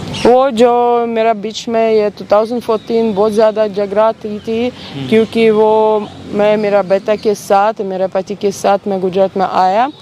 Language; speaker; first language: Hindi; non-native, learner; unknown